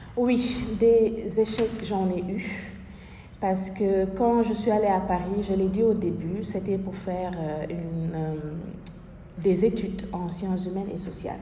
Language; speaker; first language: French; non-native, local second language; Wolof